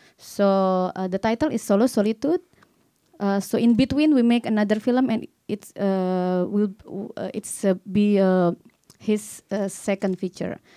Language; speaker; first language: English; non-native, learner; Indonesian